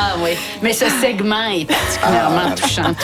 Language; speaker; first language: French; native; French